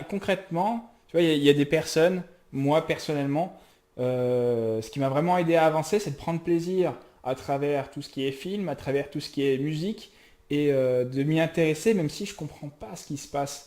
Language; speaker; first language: French; native; French